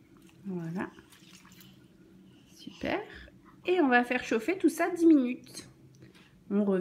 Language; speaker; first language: French; native; French